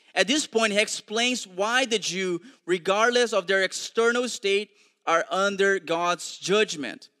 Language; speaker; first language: English; non-native, fluent; Portuguese